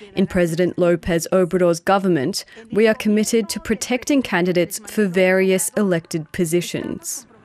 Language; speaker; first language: English; native; English